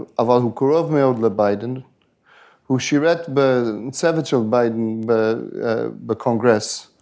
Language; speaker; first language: Hebrew; non-native, fluent; English